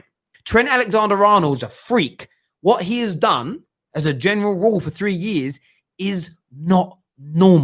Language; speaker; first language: English; native; English